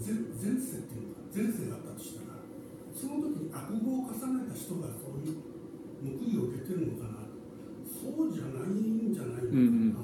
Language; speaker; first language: Japanese; native; Japanese